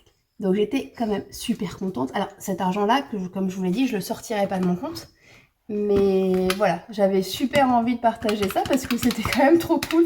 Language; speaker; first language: French; native; French